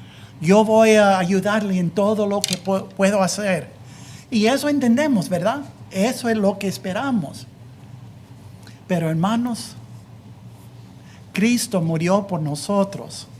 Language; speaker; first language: Spanish; non-native, fluent; English